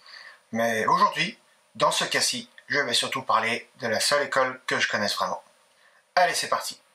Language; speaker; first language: French; native; French